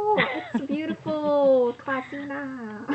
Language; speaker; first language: English; non-native, learner; Korean